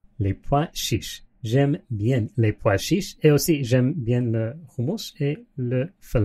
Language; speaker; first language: French; non-native, learner; English